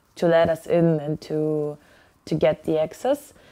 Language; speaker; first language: English; early bilingual, other home language; Ukrainian